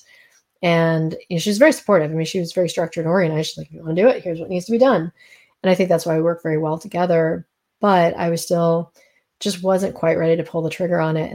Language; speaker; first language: English; native; English